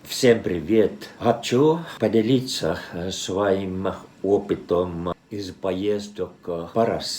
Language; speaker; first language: Russian; non-native, fluent; Finnish